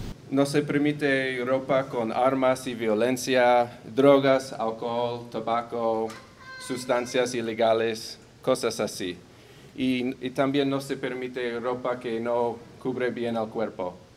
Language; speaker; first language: Spanish; non-native, fluent; English